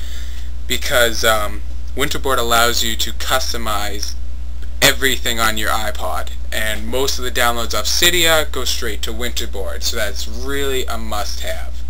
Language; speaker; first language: English; native; English